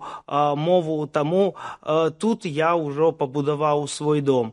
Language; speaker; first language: Belarusian; non-native, local second language; Russian